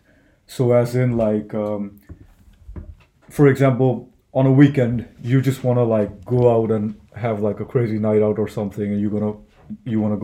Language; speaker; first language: English; non-native, local second language; Hindi